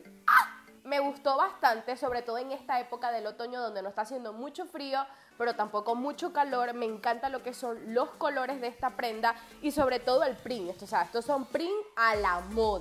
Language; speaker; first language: Spanish; native; Spanish